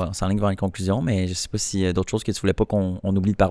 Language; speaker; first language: French; native; French